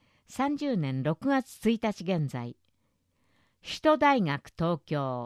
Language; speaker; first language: Japanese; native; Japanese